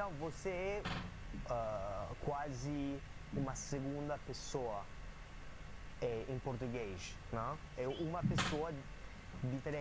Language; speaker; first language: Portuguese; non-native, learner; English